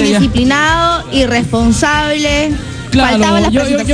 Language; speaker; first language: Spanish; native; Spanish